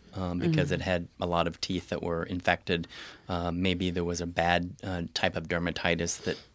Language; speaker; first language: English; native; English